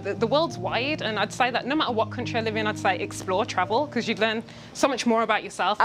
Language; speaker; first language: English; native; English